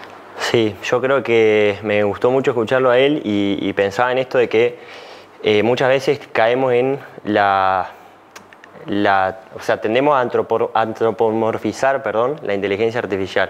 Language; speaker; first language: Spanish; native; Spanish